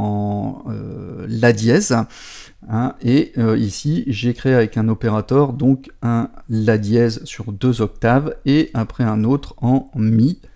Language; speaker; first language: French; native; French